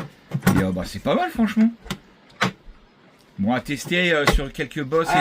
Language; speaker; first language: French; native; French